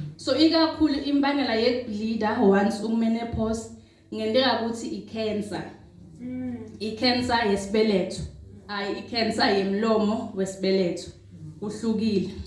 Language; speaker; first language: Zulu; non-native, local second language; Swati